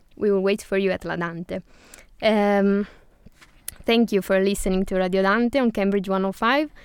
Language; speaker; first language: English; non-native, fluent; Italian